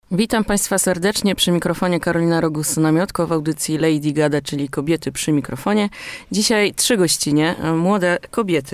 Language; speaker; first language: Polish; native; Polish